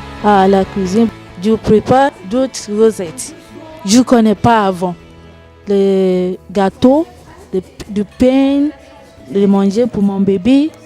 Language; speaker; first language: French; non-native, learner; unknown